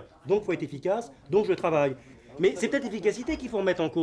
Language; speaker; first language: French; native; French